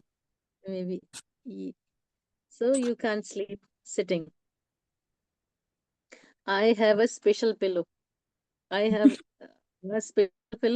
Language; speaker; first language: English; non-native, local second language; Hindi